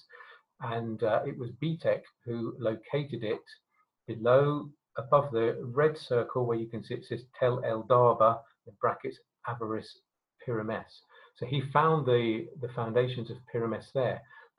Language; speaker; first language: English; native; English